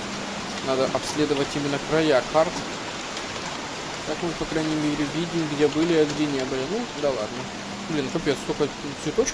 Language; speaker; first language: Russian; native; Russian